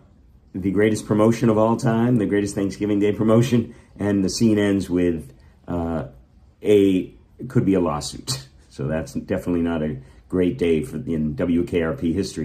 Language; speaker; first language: English; native; English